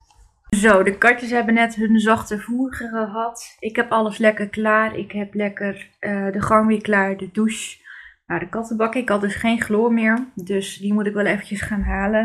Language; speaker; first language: Dutch; native; Dutch